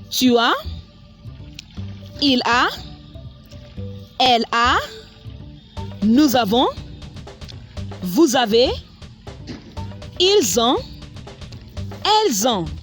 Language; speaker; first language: French; non-native, fluent; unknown